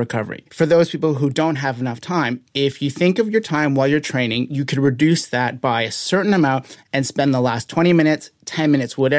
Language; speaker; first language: English; native; English